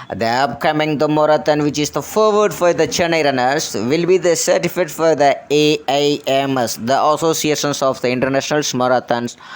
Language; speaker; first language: English; non-native, local second language; Tamil